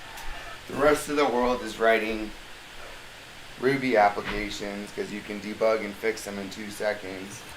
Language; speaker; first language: English; native; English